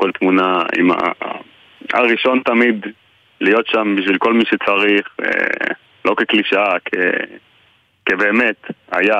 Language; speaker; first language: Hebrew; native; Hebrew